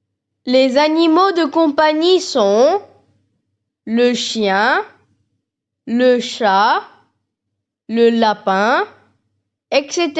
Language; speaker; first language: French; non-native, learner; Tamil